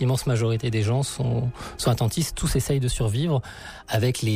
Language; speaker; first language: French; native; French